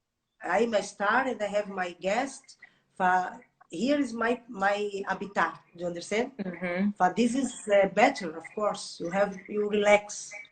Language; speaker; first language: English; non-native, learner; Portuguese